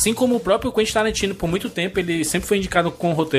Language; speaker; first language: Portuguese; native; Portuguese